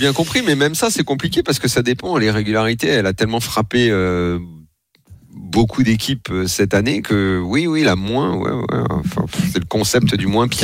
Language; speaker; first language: French; native; French